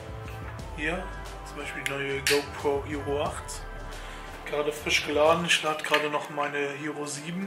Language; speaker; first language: German; native; German